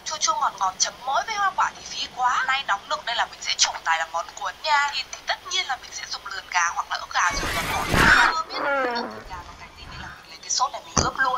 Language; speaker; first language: Vietnamese; native; Vietnamese